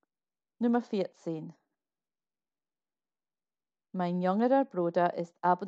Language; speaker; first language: German; non-native, fluent; English